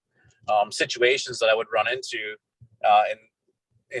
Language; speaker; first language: English; native; English